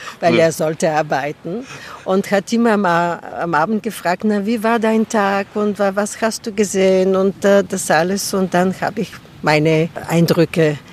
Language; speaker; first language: German; non-native, fluent; Bulgarian